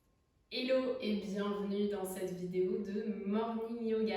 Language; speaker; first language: French; native; French